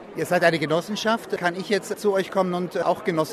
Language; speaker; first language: German; native; German